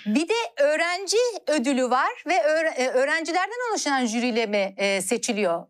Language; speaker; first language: Turkish; native; Turkish